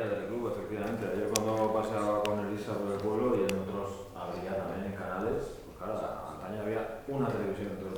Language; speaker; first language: Spanish; native; Spanish